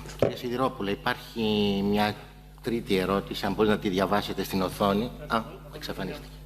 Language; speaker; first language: Greek; native; Greek